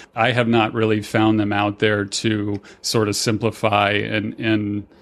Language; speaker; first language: English; native; English